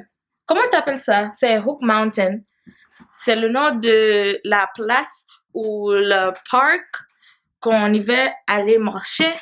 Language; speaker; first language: French; non-native, learner; Haitian Creole